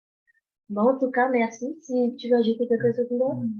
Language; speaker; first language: French; non-native, fluent; Indonesian